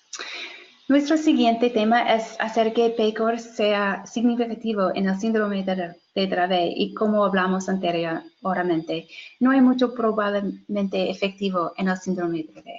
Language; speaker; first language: Spanish; non-native, fluent; English